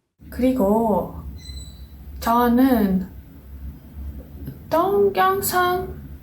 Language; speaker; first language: Korean; non-native, learner; Portuguese